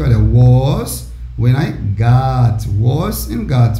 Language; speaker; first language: English; non-native, fluent; Portuguese